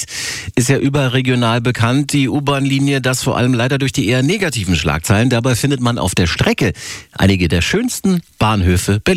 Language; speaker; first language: German; native; German